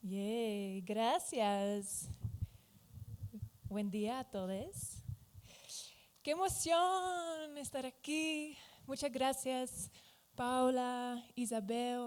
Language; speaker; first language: Spanish; non-native, fluent; Dutch